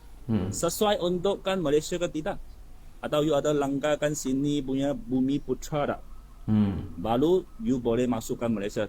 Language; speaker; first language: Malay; non-native, local second language; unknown